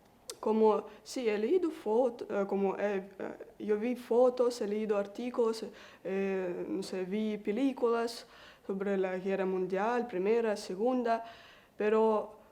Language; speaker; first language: Spanish; non-native, learner; Russian